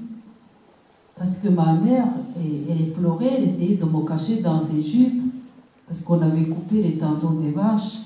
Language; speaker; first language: French; non-native, local second language; Kinyarwanda